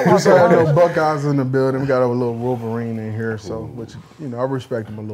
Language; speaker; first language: English; native; English